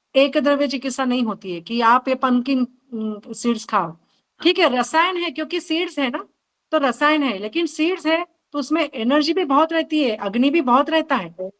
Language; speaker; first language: Hindi; non-native, local second language; Marathi